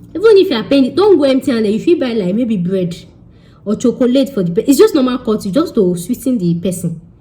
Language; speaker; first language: Nigerian Pidgin; non-native, local second language; Yoruba